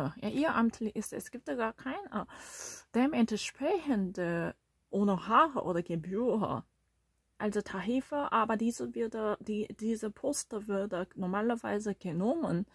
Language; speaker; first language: German; non-native, learner; Korean